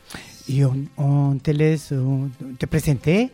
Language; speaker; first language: French; non-native, fluent; Spanish